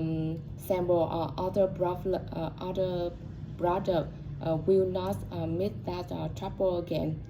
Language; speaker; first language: English; non-native, learner; Vietnamese